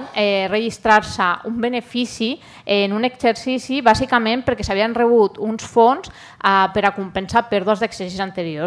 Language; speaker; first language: Catalan; native; Catalan